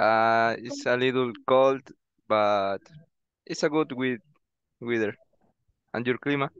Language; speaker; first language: English; non-native, learner; Spanish